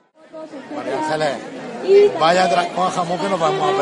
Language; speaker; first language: Spanish; native; Spanish